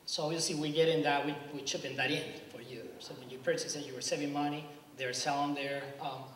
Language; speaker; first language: English; non-native, fluent; Spanish